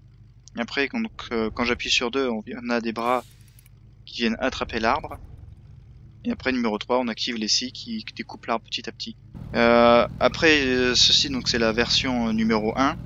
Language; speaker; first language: French; native; French